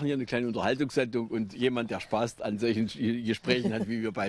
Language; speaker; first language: German; native; German